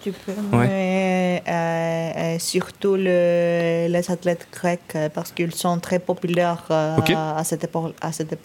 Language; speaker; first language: French; non-native, learner; Greek